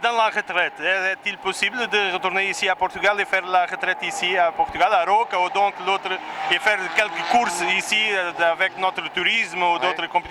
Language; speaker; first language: French; non-native, learner; Portuguese